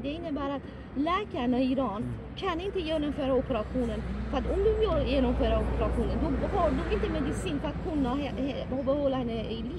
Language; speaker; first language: Swedish; non-native, fluent; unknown